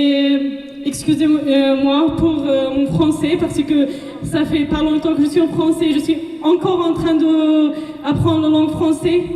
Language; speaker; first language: French; non-native, learner; Persian